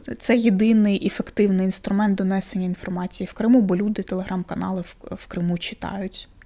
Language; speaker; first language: Ukrainian; non-native, local second language; Russian